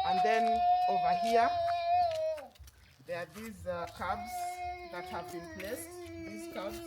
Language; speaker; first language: English; non-native, local second language; Swahili